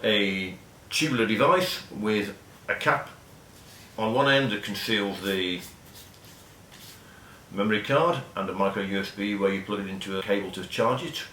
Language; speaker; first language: English; native; English